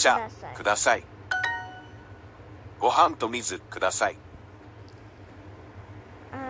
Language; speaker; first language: Japanese; non-native, learner; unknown